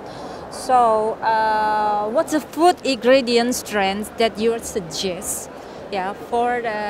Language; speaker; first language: English; non-native, learner; Indonesian